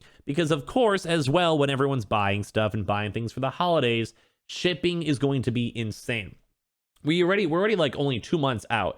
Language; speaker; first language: English; native; English